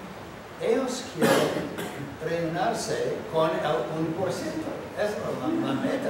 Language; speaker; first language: Spanish; non-native, fluent; English